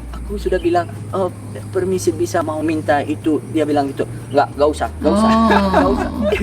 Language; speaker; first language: Indonesian; non-native, learner; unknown